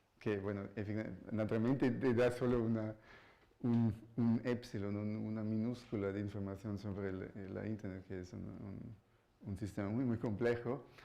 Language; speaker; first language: Spanish; non-native, fluent; German